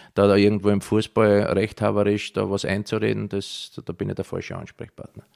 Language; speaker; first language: German; native; German